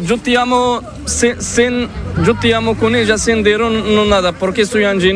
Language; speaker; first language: Spanish; non-native, learner; Arabic